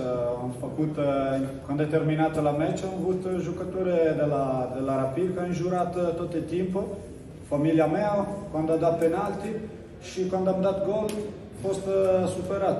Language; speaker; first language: Romanian; non-native, learner; Italian